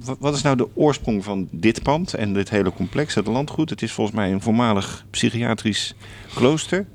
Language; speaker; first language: Dutch; native; Dutch